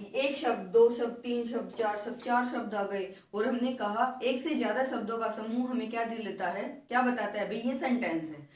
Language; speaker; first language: Hindi; native; Hindi